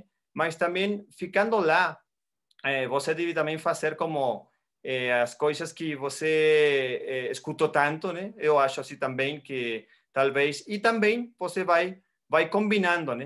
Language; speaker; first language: Portuguese; non-native, fluent; Spanish